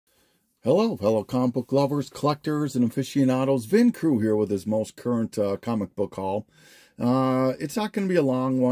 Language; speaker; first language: English; native; English